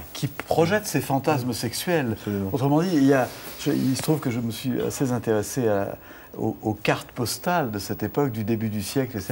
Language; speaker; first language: French; native; French